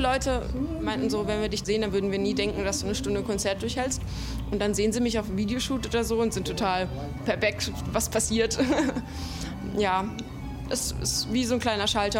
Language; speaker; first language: German; native; German